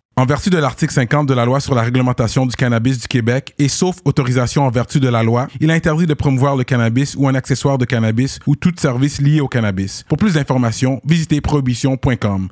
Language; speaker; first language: French; native; French